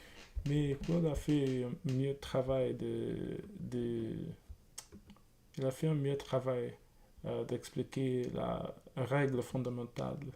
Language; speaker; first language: French; non-native, learner; English